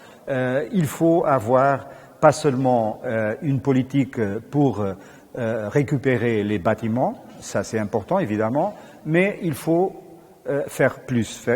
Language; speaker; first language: French; non-native, fluent; Portuguese